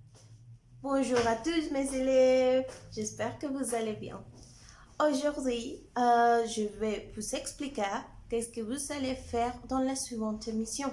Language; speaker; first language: French; non-native, fluent; Spanish